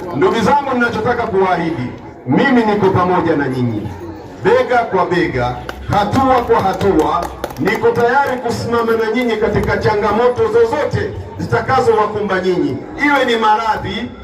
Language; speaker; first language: Swahili; native; Swahili